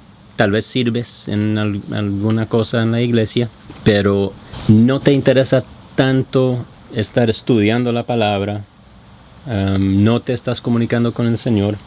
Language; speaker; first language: Spanish; non-native, fluent; English